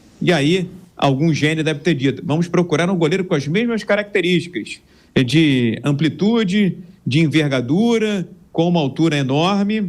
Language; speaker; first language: Portuguese; native; Portuguese